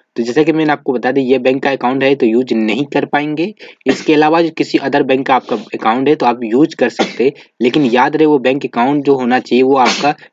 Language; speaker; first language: Hindi; native; Hindi